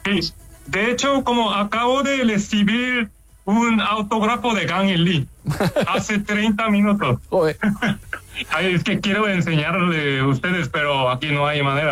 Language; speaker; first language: Spanish; non-native, fluent; Korean